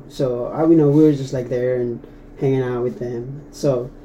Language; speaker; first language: English; non-native, fluent; Tetum